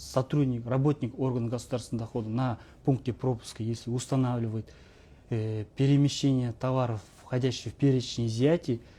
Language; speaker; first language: Russian; non-native, local second language; Kazakh